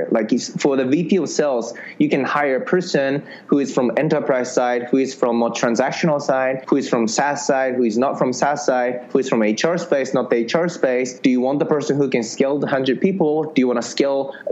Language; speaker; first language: English; non-native, fluent; Japanese